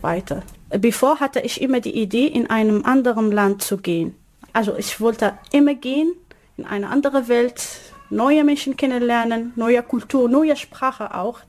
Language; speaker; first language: German; non-native, learner; Arabic